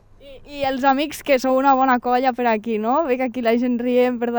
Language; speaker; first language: Catalan; native; Catalan